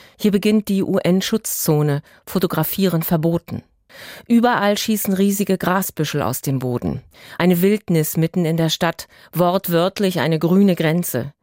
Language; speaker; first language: German; native; German